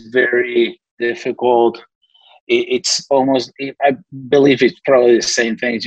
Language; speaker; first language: English; non-native, fluent; Spanish